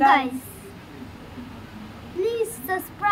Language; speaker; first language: English; non-native, learner; Bangla